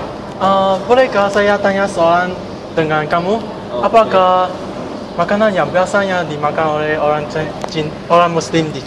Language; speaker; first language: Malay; non-native, local second language; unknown